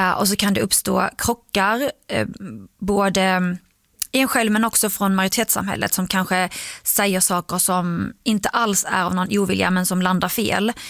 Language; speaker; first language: Swedish; early bilingual, other home language; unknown